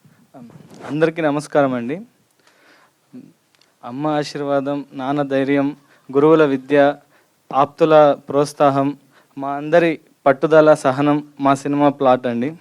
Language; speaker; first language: Telugu; native; Telugu